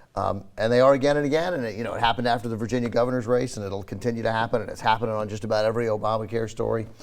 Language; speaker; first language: English; native; English